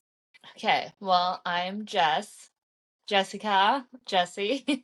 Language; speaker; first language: English; early bilingual, heritage; English